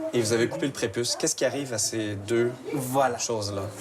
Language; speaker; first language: French; native; French